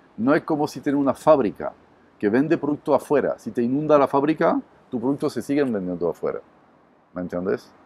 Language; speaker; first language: Spanish; non-native, fluent; French